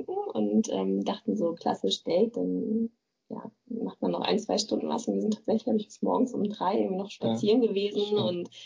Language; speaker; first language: German; native; German